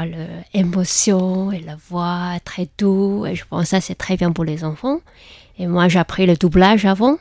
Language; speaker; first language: French; non-native, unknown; Chinese